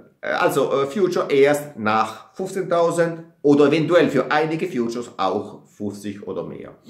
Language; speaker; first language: German; non-native, fluent; Italian